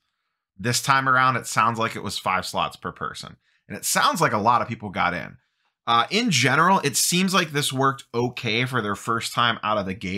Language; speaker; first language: English; native; English